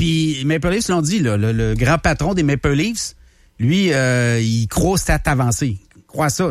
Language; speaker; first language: French; native; French